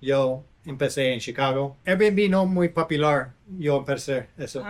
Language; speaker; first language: Spanish; non-native, learner; English